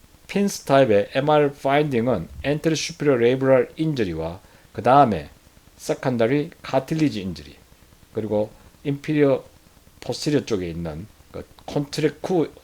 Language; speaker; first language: Korean; native; Korean